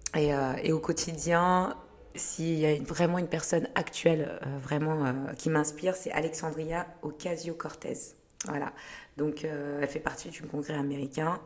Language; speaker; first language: French; early bilingual, other home language; Kinyarwanda